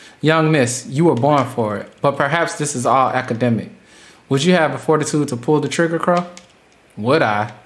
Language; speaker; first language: English; native; English